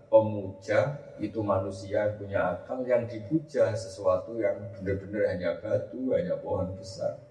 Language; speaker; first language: Indonesian; non-native, local second language; Javanese